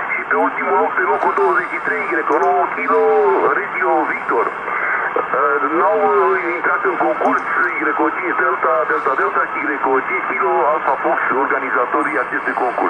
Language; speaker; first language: Romanian; native; Romanian